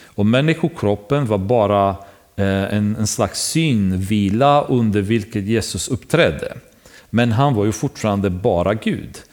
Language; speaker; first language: Swedish; non-native, fluent; Romanian